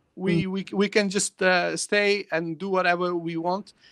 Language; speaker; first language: English; early bilingual, other home language; Persian